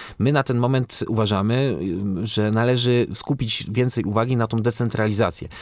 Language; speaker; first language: Polish; native; Polish